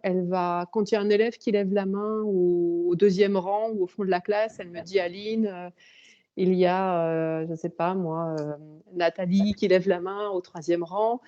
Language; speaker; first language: French; native; French